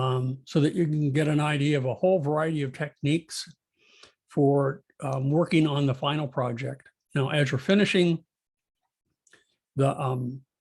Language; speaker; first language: English; native; English